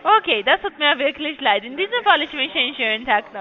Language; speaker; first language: German; non-native, learner; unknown